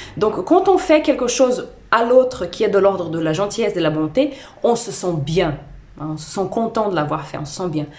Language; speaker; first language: French; non-native, fluent; Portuguese